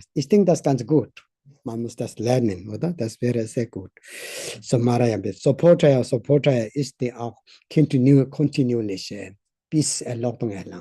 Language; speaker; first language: German; non-native, learner; Tibetan